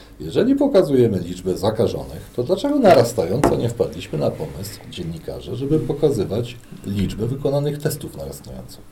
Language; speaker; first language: Polish; native; Polish